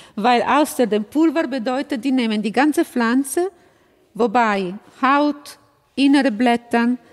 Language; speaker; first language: German; non-native, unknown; Italian